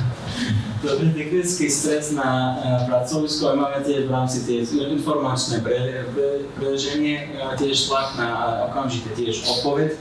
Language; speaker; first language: Slovak; non-native, fluent; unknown